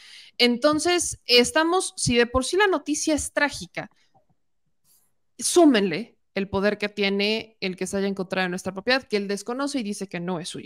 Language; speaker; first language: Spanish; native; Spanish